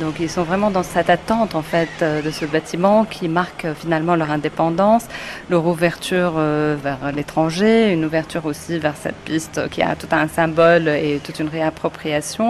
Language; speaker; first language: French; native; French